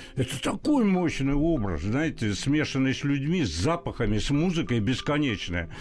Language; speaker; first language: Russian; native; Russian